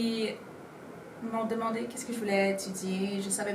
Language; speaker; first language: French; non-native, local second language; Spanish